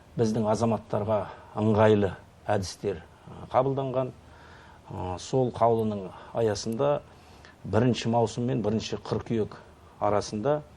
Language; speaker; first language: Kazakh; native; Kazakh